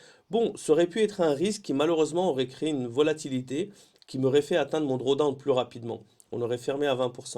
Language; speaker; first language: French; native; French